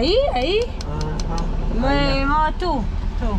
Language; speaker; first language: Spanish; non-native, learner; Hebrew